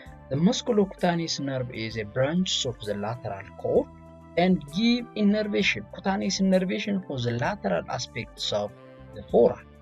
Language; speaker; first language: English; non-native, fluent; Amharic